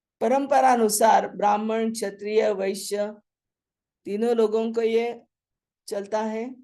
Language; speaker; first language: Hindi; non-native, local second language; Marathi